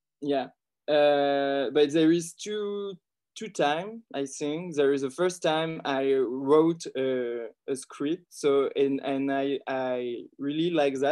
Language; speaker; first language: English; non-native, learner; French